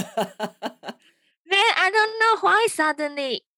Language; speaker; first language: English; early bilingual, other home language; Chinese